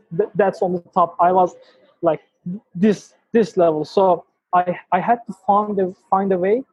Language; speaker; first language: English; non-native, fluent; Turkish